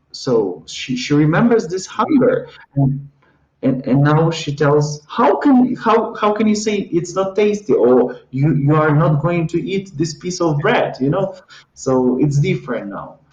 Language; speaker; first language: English; non-native, fluent; Ukrainian